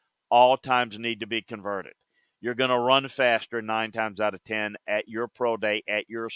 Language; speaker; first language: English; native; English